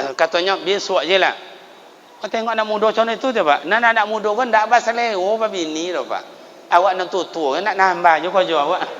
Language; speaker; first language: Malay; non-native, local second language; Minangkabau